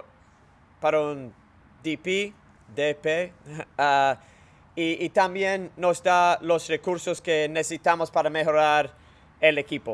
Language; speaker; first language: Spanish; non-native, fluent; English